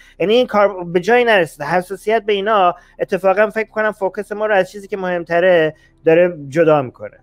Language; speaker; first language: Persian; native; Persian